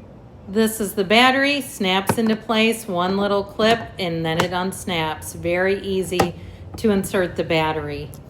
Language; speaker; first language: English; native; English